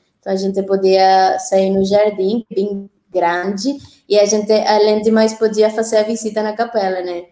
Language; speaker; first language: Portuguese; non-native, fluent; Spanish